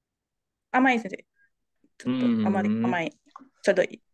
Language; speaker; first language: Japanese; non-native, learner; Indonesian